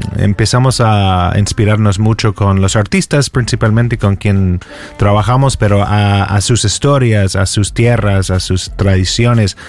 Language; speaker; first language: Spanish; non-native, fluent; English